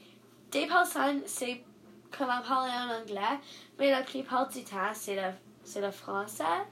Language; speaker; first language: French; non-native, learner; English